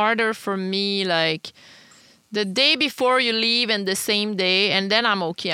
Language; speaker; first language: English; non-native, fluent; French